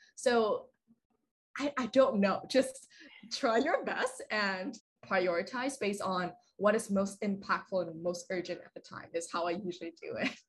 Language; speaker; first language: English; non-native, fluent; Vietnamese